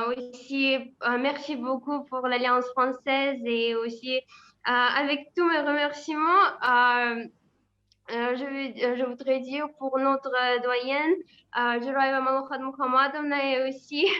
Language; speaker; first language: French; non-native, learner; Uzbek